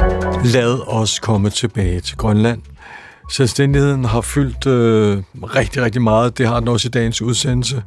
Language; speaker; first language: Danish; native; Danish